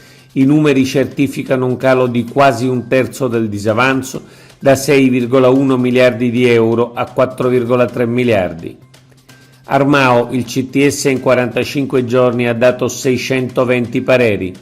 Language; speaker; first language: Italian; native; Italian